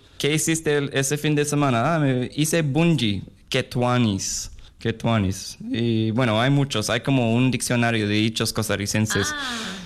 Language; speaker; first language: Spanish; non-native, fluent; English